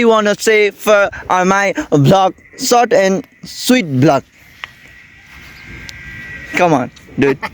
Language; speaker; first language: English; non-native, learner; Nepali